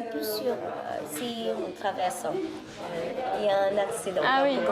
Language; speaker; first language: French; non-native, learner; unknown